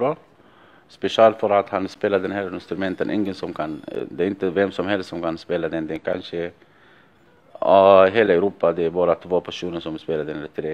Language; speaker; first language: Swedish; non-native, fluent; Tigrinya